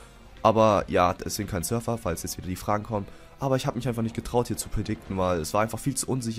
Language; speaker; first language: German; native; German